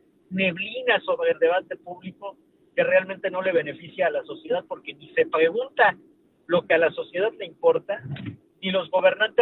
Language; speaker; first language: Spanish; native; Spanish